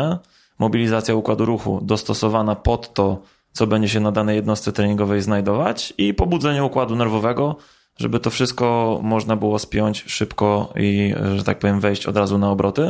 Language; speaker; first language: Polish; native; Polish